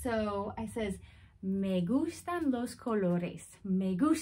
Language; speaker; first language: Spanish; non-native, fluent; English